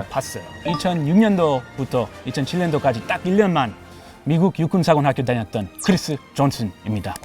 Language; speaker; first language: Korean; non-native, fluent; English